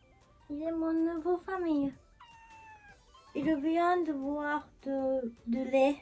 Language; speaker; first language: French; non-native, learner; Japanese